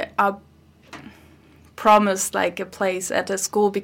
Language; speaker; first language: English; non-native, fluent; German